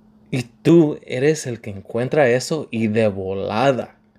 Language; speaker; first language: Spanish; early bilingual, heritage; Spanish